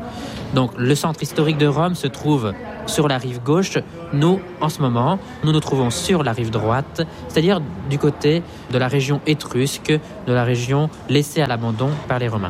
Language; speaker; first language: French; native; French